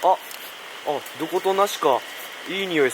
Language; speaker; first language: Japanese; native; Japanese